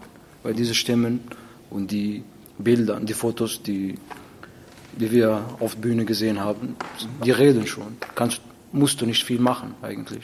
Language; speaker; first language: German; non-native, learner; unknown